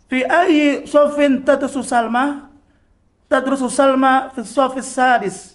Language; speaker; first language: Arabic; non-native, learner; Indonesian